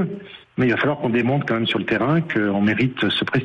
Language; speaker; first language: French; native; French